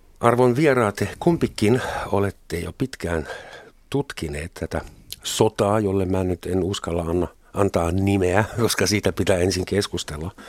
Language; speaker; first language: Finnish; non-native, fluent; German